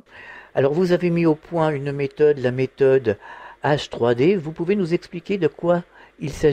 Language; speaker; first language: French; native; French